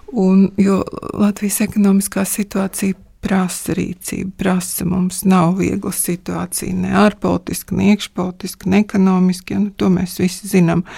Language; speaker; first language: Latvian; native; Latvian